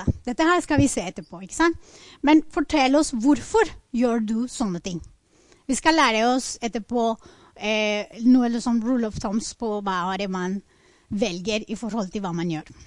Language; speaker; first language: Norwegian; non-native, fluent; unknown